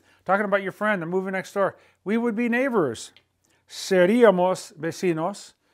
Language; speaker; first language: English; native; English